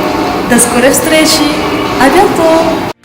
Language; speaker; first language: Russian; non-native, fluent; Malagasy